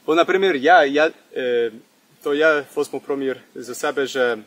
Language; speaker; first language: Ukrainian; early bilingual, heritage; English